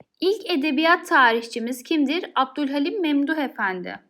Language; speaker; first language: Turkish; native; Turkish